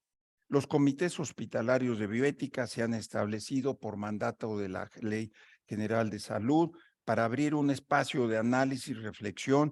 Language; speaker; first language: Spanish; native; Spanish